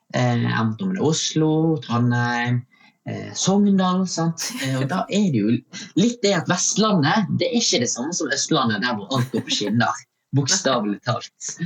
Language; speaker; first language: Norwegian; early bilingual, other home language; Tamil